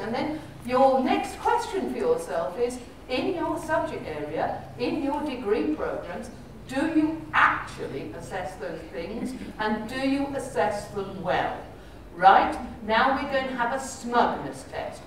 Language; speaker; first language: English; native; English